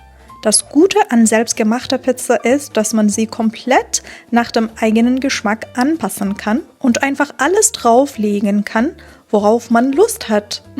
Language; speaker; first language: German; non-native, fluent; Persian